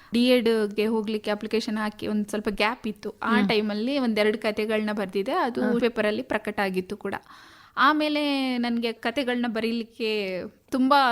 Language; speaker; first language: Kannada; native; Kannada